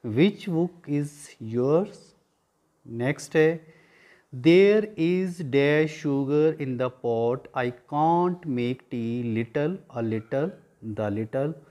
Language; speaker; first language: Hindi; non-native, local second language; Punjabi